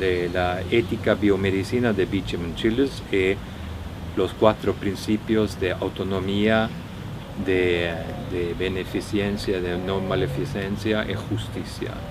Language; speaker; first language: Spanish; non-native, fluent; Norwegian